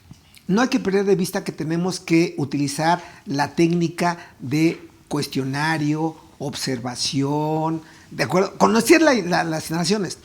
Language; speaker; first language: Spanish; native; Spanish